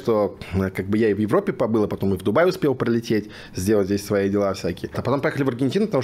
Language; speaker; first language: Russian; native; Russian